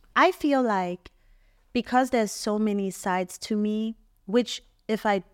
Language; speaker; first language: English; non-native, local second language; German